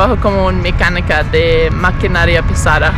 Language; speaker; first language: Spanish; non-native, learner; English